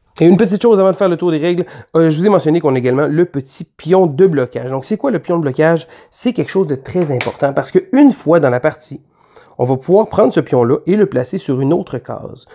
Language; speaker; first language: French; native; French